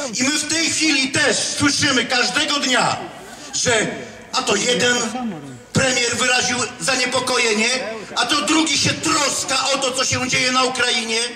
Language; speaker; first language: Polish; non-native, fluent; Arabic